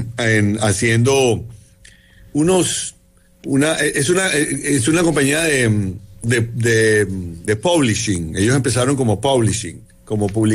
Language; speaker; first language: Spanish; native; Spanish